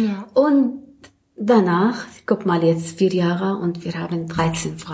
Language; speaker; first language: German; non-native, learner; Arabic